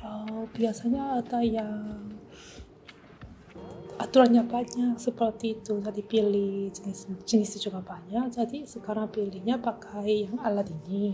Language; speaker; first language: Indonesian; non-native, learner; Korean